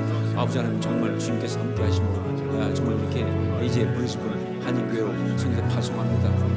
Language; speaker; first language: Korean; native; Korean